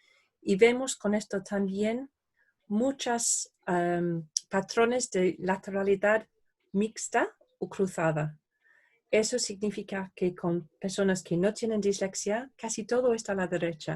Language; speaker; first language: Spanish; non-native, fluent; English